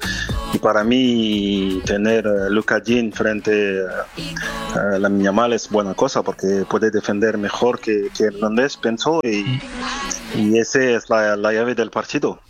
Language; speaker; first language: Spanish; non-native, fluent; French